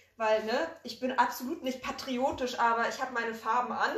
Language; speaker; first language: German; early bilingual, other home language; Polish